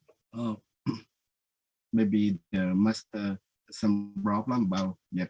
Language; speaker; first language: English; non-native, learner; Vietnamese